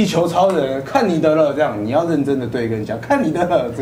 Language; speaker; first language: Chinese; native; Chinese